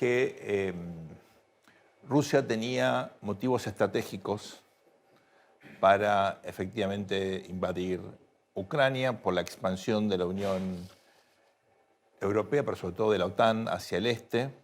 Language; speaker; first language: Spanish; native; Spanish